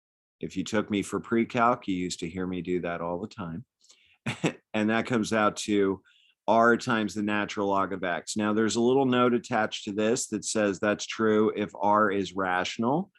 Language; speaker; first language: English; native; English